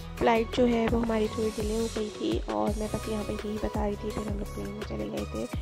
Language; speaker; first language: Urdu; native; Urdu